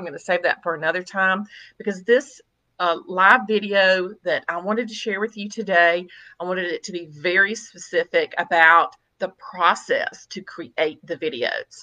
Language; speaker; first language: English; native; English